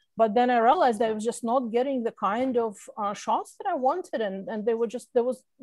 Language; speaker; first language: English; non-native, fluent; Russian